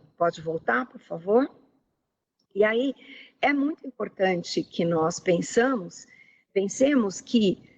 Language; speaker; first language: Portuguese; native; Portuguese